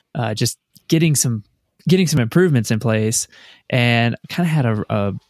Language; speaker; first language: English; native; English